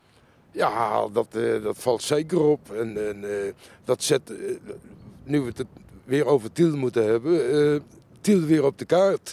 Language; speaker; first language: Dutch; native; Dutch